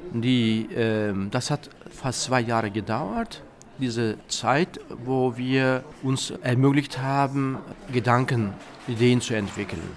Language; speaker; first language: German; non-native, fluent; Turkish